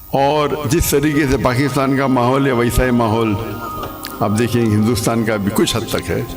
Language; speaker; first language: Urdu; non-native, local second language; English